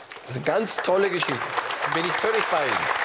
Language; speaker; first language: German; native; German